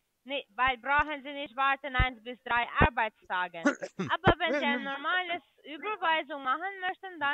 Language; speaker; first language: German; non-native, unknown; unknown